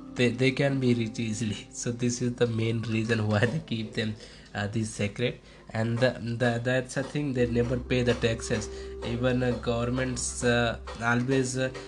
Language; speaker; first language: English; non-native, local second language; Hindi